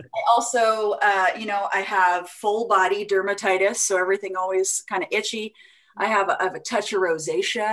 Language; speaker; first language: English; native; English